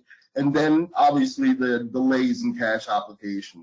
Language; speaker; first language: English; native; English